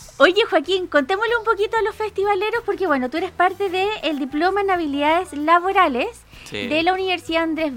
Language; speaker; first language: Spanish; native; Spanish